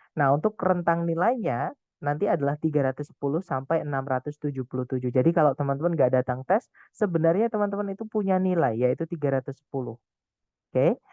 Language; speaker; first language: Indonesian; non-native, local second language; Javanese